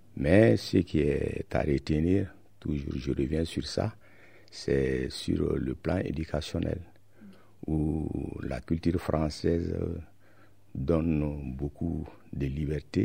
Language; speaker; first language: French; non-native, local second language; Bambara